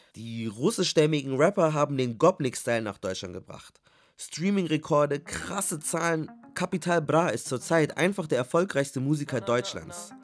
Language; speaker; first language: German; native; German